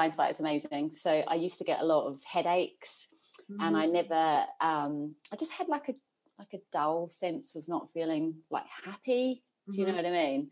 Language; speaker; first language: English; native; English